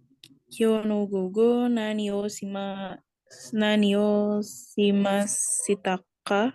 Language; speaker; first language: Japanese; non-native, learner; Indonesian